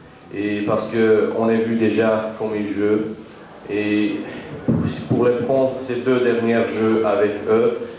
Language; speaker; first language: French; non-native, learner; Azerbaijani